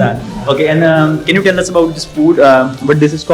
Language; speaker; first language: English; non-native, local second language; Hindi